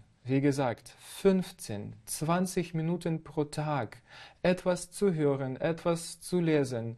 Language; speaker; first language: German; non-native, fluent; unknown